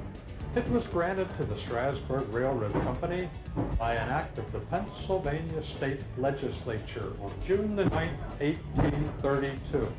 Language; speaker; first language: English; native; English